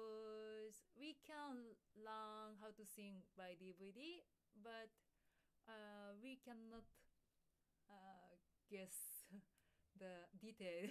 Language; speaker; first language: English; non-native, fluent; Japanese